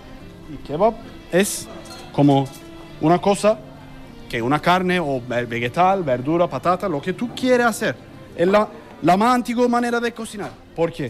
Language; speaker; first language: Spanish; non-native, learner; Turkish